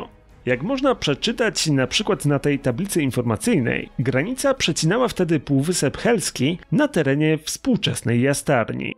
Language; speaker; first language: Polish; native; Polish